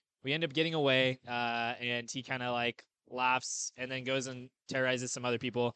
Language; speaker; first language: English; native; English